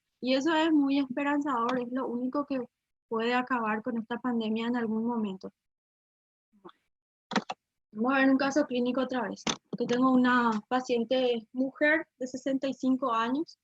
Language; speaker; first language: Spanish; native; Spanish